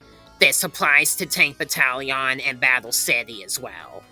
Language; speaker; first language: English; native; English